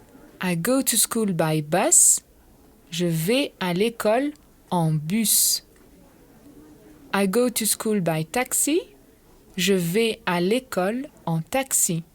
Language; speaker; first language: French; non-native, fluent; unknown